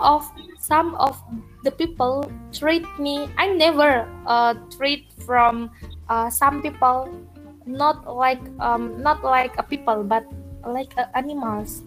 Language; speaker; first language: English; non-native, learner; Indonesian